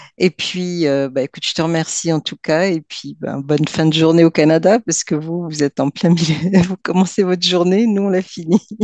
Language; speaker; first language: French; native; French